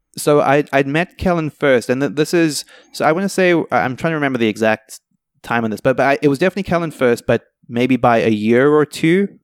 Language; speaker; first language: English; native; English